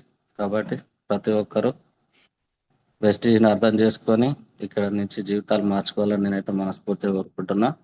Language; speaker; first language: Telugu; native; Telugu